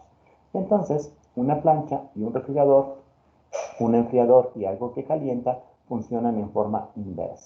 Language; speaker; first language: Spanish; native; Spanish